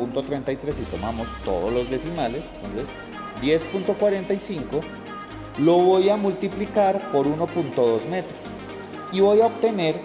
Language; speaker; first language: Spanish; native; Spanish